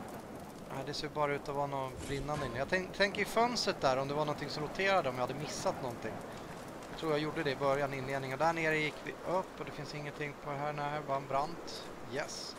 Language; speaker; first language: Swedish; native; Swedish